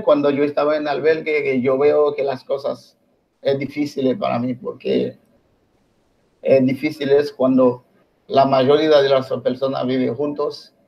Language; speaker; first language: Spanish; non-native, learner; Haitian Creole